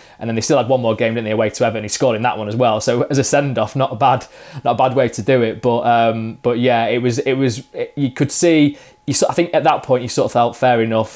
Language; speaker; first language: English; native; English